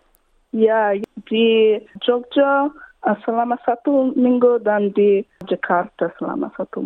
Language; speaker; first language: Indonesian; non-native, learner; English